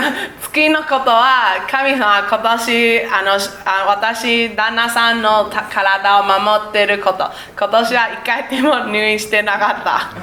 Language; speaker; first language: Japanese; non-native, learner; Chinese